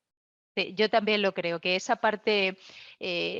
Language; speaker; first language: Spanish; native; Spanish